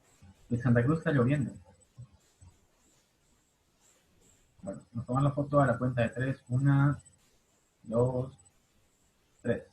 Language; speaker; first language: Spanish; native; Spanish